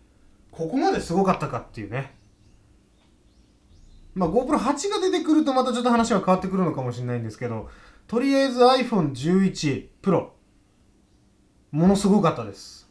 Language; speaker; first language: Japanese; native; Japanese